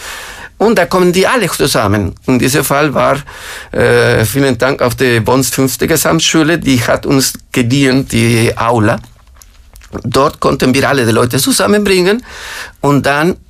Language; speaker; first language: German; non-native, fluent; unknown